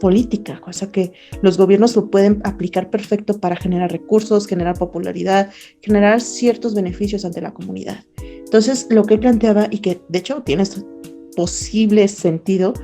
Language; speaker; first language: Spanish; native; Spanish